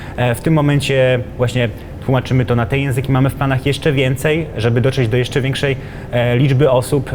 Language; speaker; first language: Polish; native; Polish